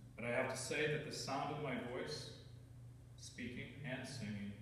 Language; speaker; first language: English; native; English